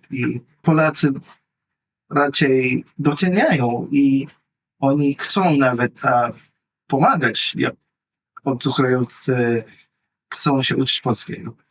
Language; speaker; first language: Polish; non-native, learner; Filipino